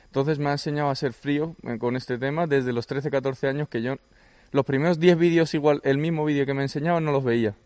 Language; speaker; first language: Spanish; early bilingual, other home language; Georgian